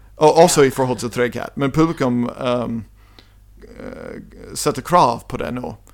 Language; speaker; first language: Norwegian; non-native, fluent; English